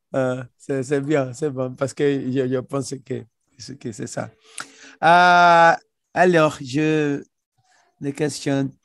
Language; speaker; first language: French; non-native, learner; Portuguese